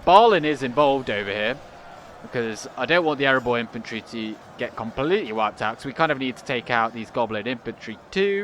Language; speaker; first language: English; native; English